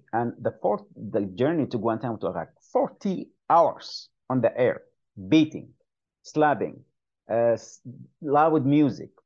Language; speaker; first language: English; non-native, fluent; Arabic